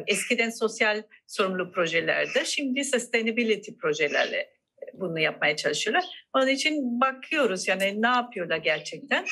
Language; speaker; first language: Turkish; non-native, fluent; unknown